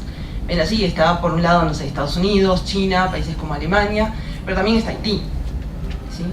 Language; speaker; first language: Spanish; native; Spanish